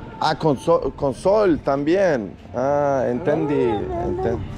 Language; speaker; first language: Spanish; non-native, learner; Turkish